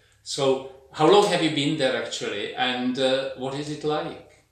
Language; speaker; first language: English; non-native, fluent; Czech